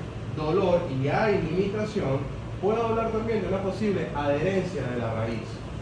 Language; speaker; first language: Spanish; native; Spanish